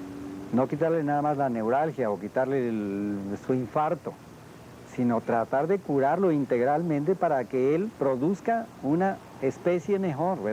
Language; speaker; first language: Spanish; native; Spanish